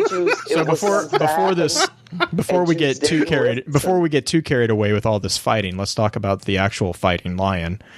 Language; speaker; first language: English; native; English